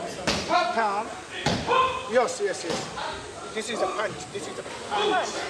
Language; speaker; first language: English; non-native, learner; Japanese